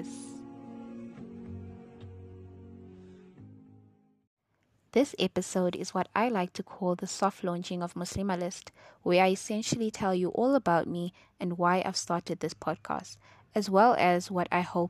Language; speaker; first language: English; non-native, local second language; Nyanja